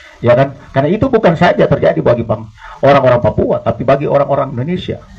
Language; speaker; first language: Indonesian; native; Indonesian